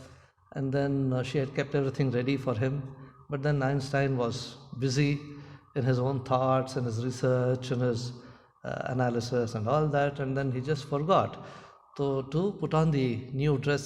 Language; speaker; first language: English; non-native, local second language; Hindi